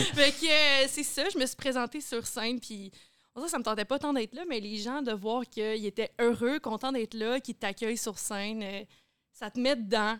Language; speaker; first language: French; native; French